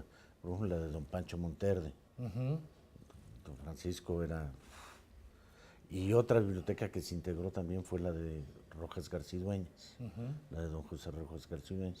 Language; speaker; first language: Spanish; native; Spanish